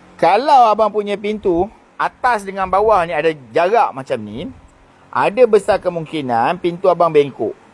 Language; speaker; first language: Malay; native; Malay